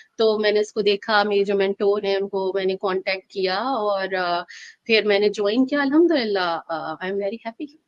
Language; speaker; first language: Urdu; native; Urdu